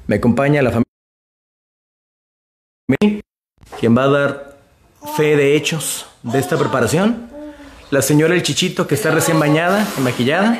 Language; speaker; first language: Spanish; native; Spanish